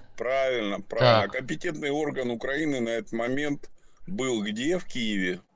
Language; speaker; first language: Ukrainian; non-native, local second language; Russian